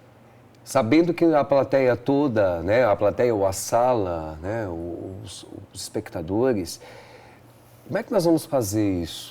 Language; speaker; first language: Portuguese; native; Portuguese